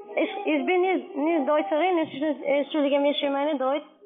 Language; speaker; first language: German; non-native, learner; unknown